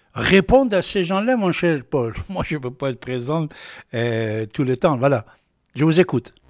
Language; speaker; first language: French; non-native, fluent; Persian